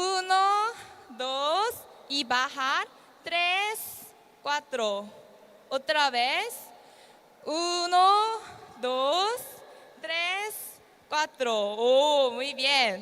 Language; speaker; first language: Spanish; non-native, learner; Korean